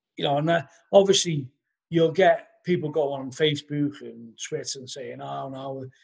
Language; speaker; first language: English; native; English